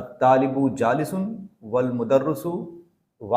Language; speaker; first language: Arabic; non-native, learner; Urdu